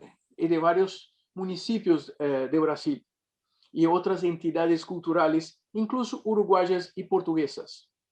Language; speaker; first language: Spanish; non-native, fluent; Portuguese